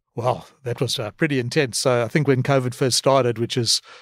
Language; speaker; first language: English; native; English